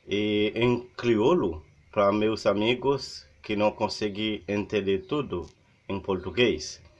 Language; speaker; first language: Portuguese; non-native, learner; Haitian Creole